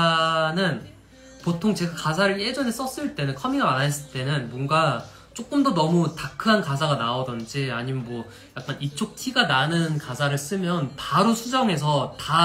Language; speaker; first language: Korean; non-native, fluent; English